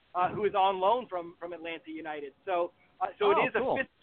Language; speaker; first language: English; native; English